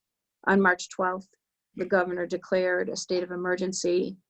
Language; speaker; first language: English; native; English